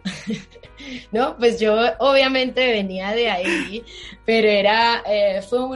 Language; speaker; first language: Spanish; native; Spanish